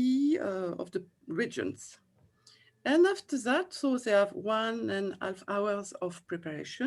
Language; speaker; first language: English; non-native, fluent; French